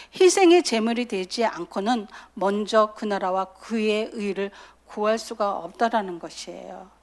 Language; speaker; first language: Korean; native; Korean